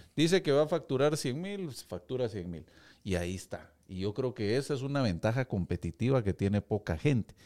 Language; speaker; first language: Spanish; native; Spanish